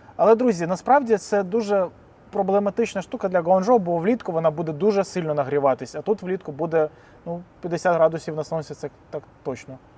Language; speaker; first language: Ukrainian; non-native, local second language; Russian